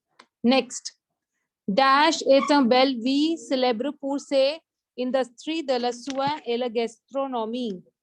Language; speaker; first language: French; non-native, fluent; Hindi